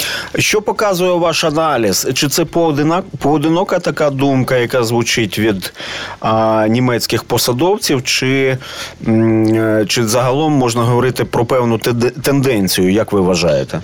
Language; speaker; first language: Ukrainian; native; Ukrainian